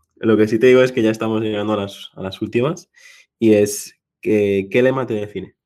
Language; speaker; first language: Spanish; non-native, local second language; Catalan